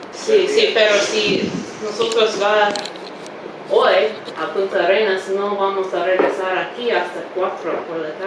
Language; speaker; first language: Spanish; non-native, learner; English